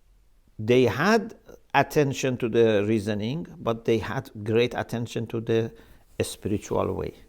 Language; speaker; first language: English; non-native, fluent; Persian